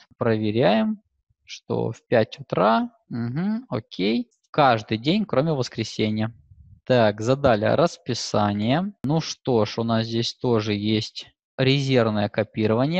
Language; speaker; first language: Russian; native; Russian